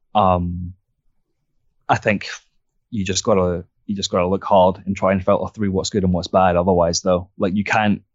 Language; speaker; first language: English; non-native, fluent; French